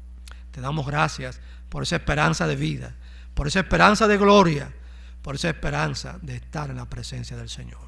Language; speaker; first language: Spanish; native; Spanish